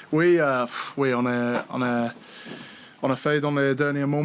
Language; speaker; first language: French; non-native, learner; English